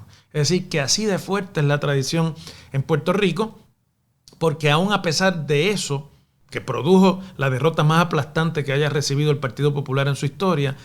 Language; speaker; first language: Spanish; native; Spanish